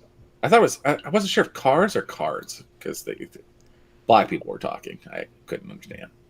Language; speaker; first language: English; native; English